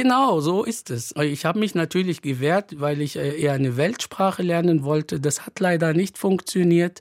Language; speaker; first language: German; non-native, fluent; Arabic